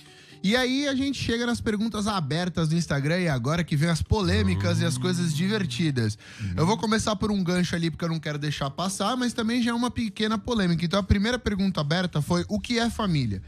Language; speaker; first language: Portuguese; native; Portuguese